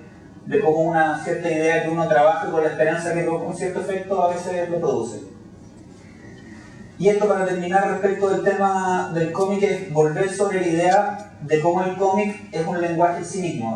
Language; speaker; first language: Spanish; native; Spanish